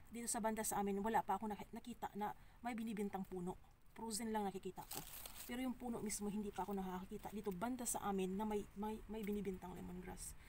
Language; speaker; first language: Filipino; non-native, local second language; Cebuano